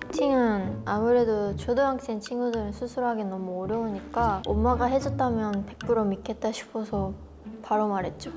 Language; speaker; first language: Korean; non-native, fluent; Japanese